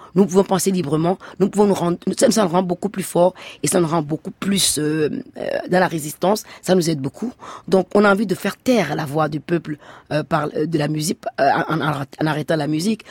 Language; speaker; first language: French; non-native, local second language; Fon